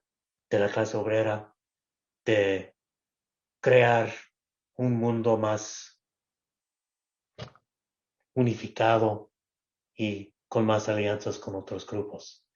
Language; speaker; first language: Spanish; non-native, local second language; English